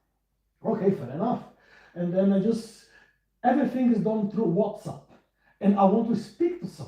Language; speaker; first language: English; non-native, fluent; Portuguese